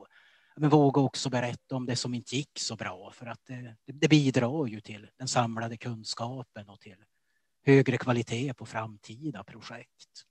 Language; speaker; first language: Swedish; native; Swedish